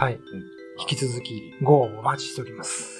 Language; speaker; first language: Japanese; native; Japanese